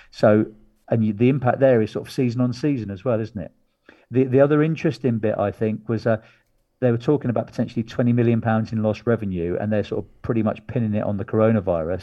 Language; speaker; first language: English; native; English